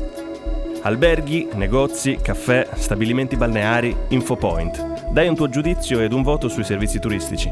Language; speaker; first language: Italian; native; Italian